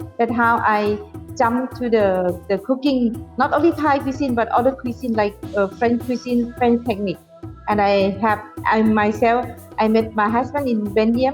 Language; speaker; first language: English; non-native, fluent; Thai